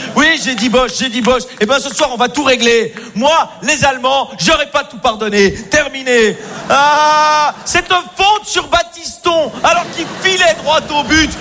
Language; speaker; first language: French; native; French